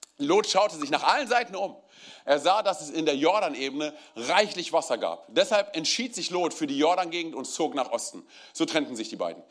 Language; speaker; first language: German; early bilingual, other home language; Romanian